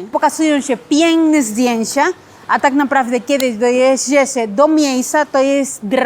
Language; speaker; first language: Polish; non-native, learner; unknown